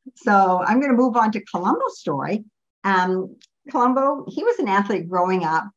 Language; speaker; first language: English; native; English